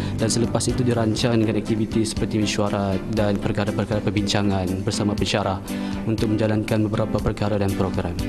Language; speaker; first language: Malay; non-native, local second language; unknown